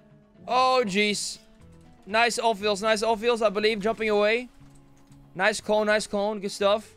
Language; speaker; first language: English; non-native, fluent; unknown